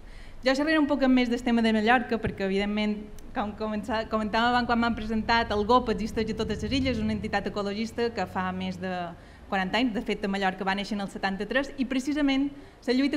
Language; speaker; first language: Catalan; native; Catalan